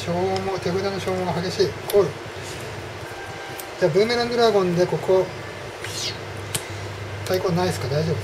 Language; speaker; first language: Japanese; native; Japanese